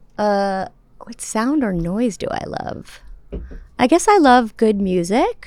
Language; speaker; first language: English; native; English